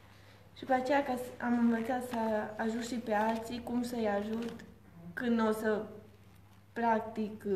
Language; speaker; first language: Romanian; early bilingual, heritage; Romanian